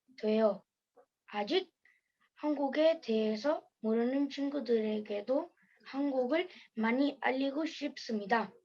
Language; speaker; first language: Korean; early bilingual, heritage; Korean